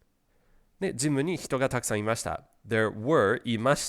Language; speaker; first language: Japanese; non-native, fluent; English